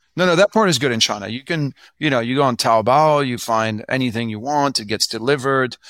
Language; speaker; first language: English; non-native, fluent; French